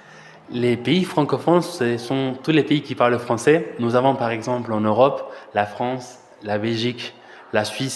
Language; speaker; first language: French; non-native, fluent; Spanish